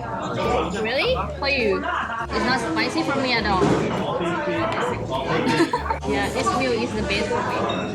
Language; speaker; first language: English; non-native, learner; Thai